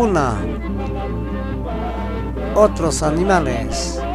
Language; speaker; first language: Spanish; non-native, local second language; Quechua